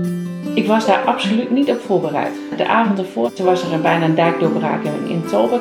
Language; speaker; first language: Dutch; native; Dutch